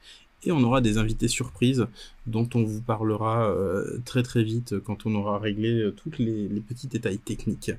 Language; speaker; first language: French; native; French